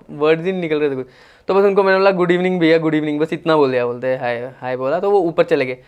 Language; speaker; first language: Hindi; native; Hindi